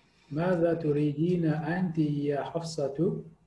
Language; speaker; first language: Arabic; non-native, learner; English